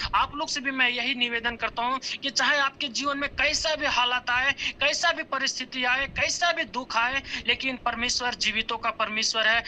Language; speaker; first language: Hindi; native; Hindi